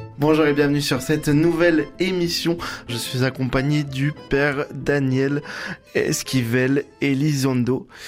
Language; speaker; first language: French; native; French